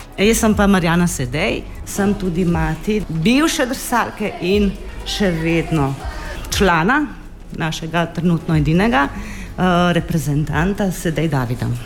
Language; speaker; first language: Slovenian; native; Slovenian